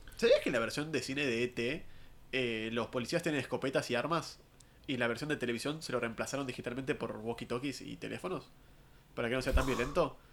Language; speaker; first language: Spanish; native; Spanish